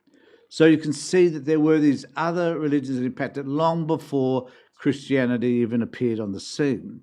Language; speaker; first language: English; native; English